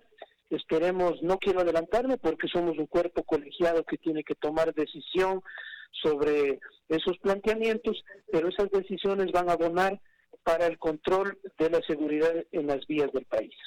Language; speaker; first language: Spanish; native; Spanish